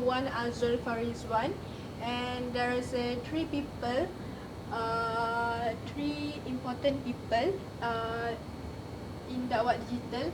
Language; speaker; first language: English; non-native, learner; Malay